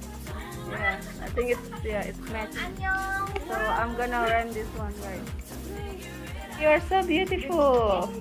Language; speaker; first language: English; non-native, learner; Indonesian